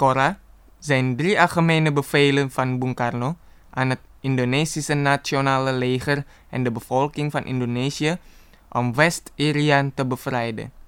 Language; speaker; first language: Dutch; non-native, fluent; Indonesian